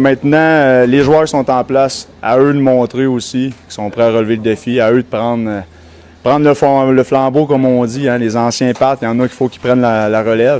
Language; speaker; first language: French; native; French